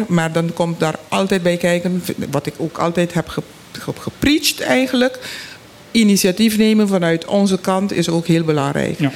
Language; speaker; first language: Dutch; non-native, local second language; Papiamento